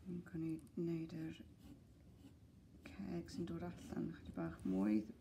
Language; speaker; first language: Welsh; non-native, local second language; English